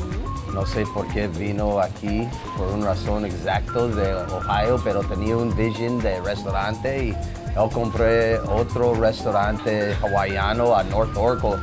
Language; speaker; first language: Spanish; non-native, learner; English